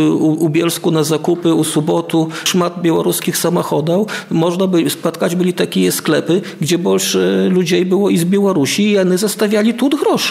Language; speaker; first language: Polish; non-native, local second language; Belarusian